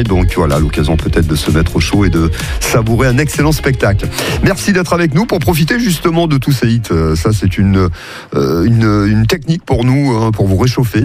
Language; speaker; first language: French; native; French